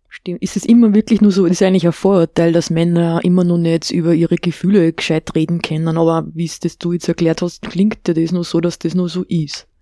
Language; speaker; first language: German; native; German